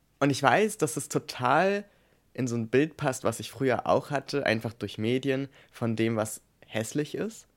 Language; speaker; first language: German; native; German